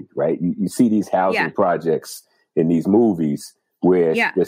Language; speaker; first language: English; native; English